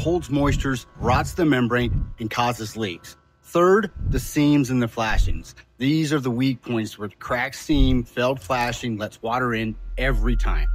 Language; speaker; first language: English; native; English